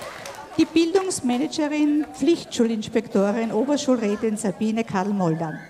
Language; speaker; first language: German; native; German